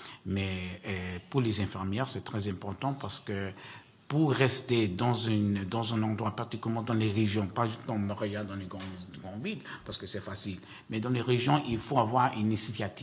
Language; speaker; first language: French; non-native, learner; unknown